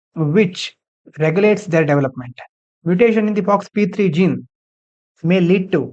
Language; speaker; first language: English; non-native, local second language; Kannada